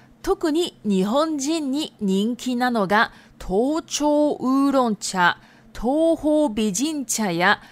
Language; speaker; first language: Japanese; non-native, fluent; Chinese